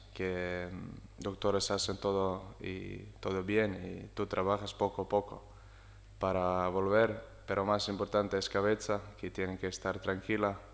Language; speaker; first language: Spanish; non-native, learner; Slovenian